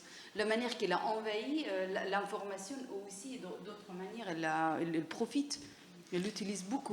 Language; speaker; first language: French; non-native, learner; Persian